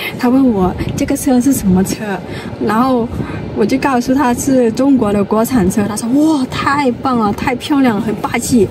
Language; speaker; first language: Chinese; non-native, fluent; Lao